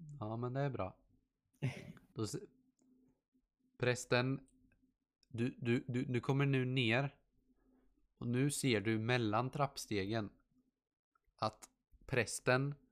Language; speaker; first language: Swedish; native; Swedish